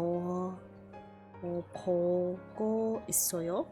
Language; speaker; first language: Korean; non-native, learner; English